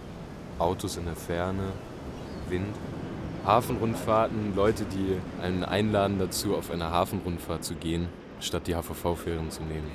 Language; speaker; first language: German; native; German